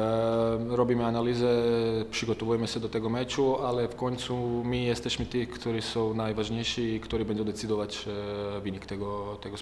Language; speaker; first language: Polish; non-native, fluent; Croatian